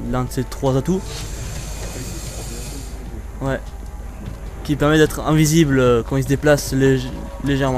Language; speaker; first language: French; native; French